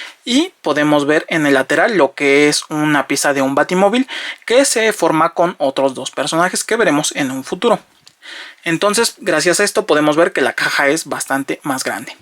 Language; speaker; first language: Spanish; native; Spanish